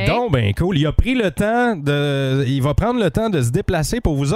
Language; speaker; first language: French; native; French